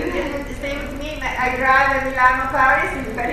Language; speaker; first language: English; non-native, learner; Italian